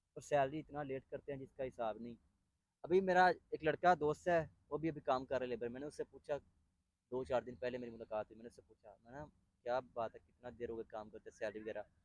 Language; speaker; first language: Urdu; non-native, local second language; Punjabi